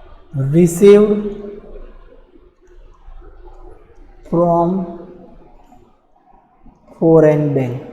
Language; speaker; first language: English; non-native, local second language; Gujarati